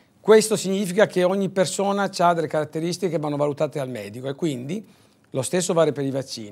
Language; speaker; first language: Italian; native; Italian